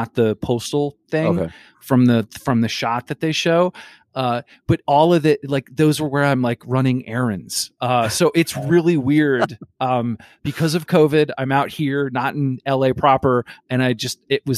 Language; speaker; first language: English; native; English